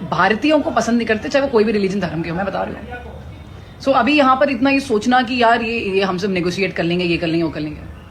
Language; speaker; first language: Hindi; native; Hindi